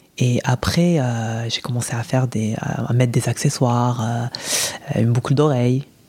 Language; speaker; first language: French; non-native, local second language; Arabic